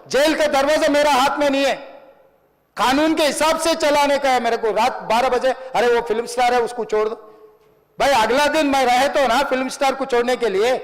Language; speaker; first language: Hindi; non-native, local second language; Telugu